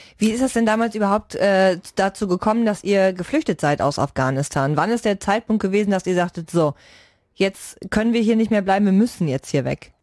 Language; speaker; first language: German; native; German